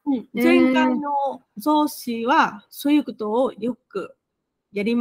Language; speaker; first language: Japanese; non-native, fluent; Vietnamese